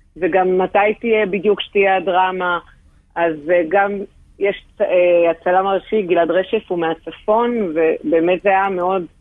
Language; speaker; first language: Hebrew; native; Hebrew